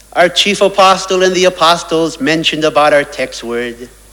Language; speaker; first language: English; native; English